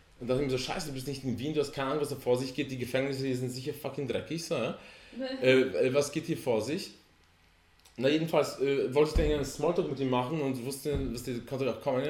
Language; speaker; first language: German; native; German